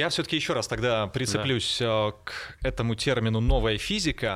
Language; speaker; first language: Russian; native; Russian